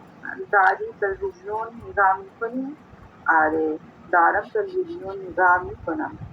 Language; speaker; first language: Persian; non-native, learner; Urdu